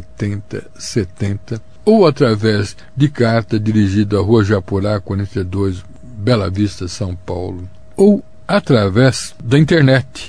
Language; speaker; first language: Portuguese; native; Portuguese